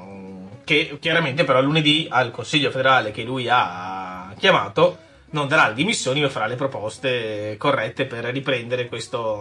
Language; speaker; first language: Italian; native; Italian